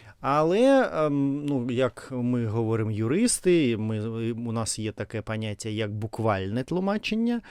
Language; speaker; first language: Ukrainian; non-native, learner; Russian